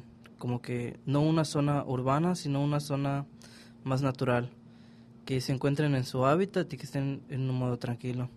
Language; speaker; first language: Spanish; native; Spanish